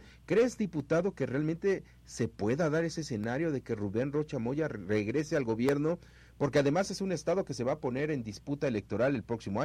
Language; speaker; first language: Spanish; native; Spanish